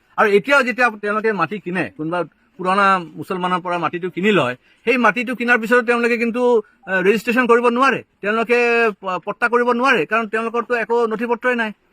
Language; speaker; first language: Assamese; non-native, local second language; Bangla